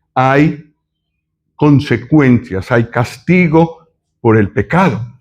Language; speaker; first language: Spanish; native; Spanish